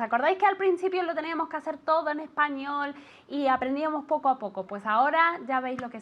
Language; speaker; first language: Spanish; non-native, fluent; English